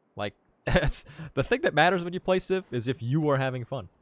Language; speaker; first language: English; native; English